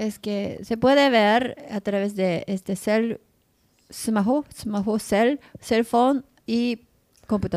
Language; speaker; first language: Spanish; non-native, learner; Japanese